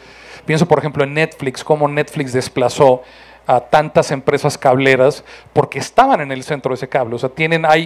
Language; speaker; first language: Spanish; native; Spanish